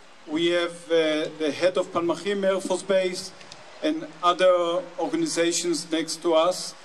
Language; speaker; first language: English; non-native, fluent; Hebrew